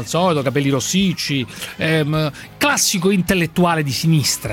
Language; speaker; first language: Italian; native; Italian